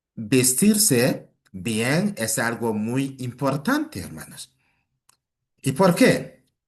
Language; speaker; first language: Spanish; non-native, fluent; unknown